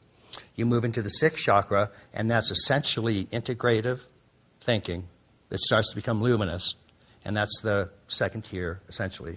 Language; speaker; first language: English; native; English